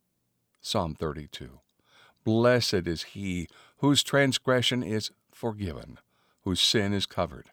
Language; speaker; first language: English; native; English